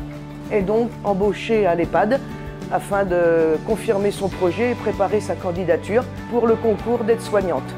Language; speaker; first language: French; native; French